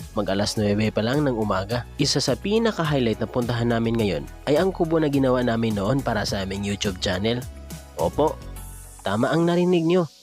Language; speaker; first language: Filipino; non-native, local second language; Cebuano